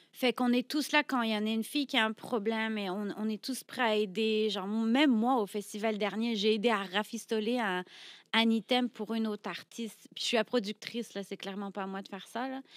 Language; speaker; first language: French; native; French